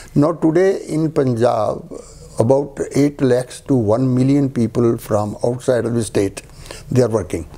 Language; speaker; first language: English; non-native, local second language; Punjabi